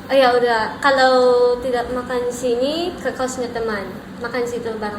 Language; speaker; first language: Indonesian; non-native, learner; Filipino